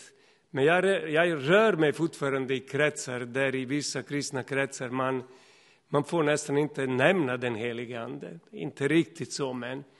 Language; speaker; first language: Swedish; non-native, fluent; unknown